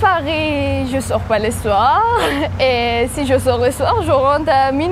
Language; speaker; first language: French; non-native, fluent; Persian